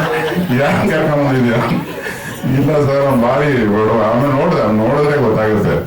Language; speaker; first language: Kannada; native; Kannada